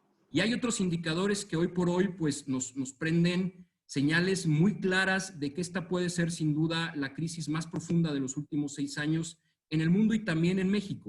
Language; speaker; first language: Spanish; native; Spanish